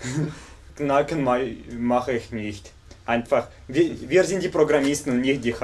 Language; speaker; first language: German; non-native, fluent; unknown